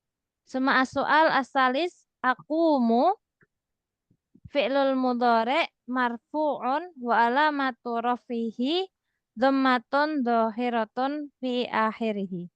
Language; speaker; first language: Arabic; non-native, fluent; Indonesian